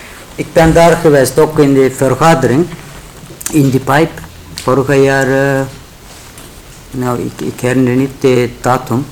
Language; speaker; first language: Dutch; non-native, learner; Turkish